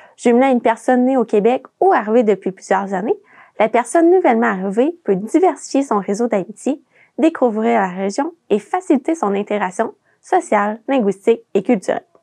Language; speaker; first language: French; native; French